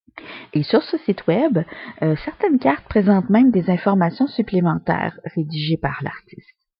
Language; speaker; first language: French; native; French